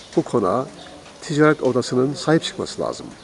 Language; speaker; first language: Turkish; native; Turkish